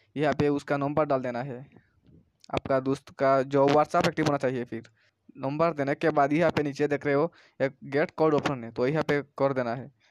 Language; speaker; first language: Hindi; non-native, local second language; Bangla